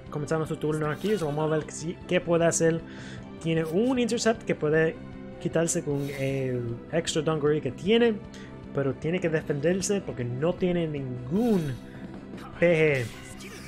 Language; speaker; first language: Spanish; non-native, learner; English